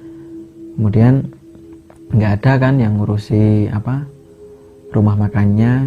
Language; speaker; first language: Indonesian; native; Indonesian